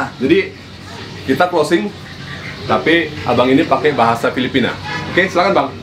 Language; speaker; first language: Indonesian; native; Indonesian